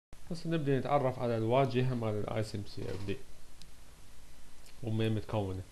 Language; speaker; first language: Arabic; native; Arabic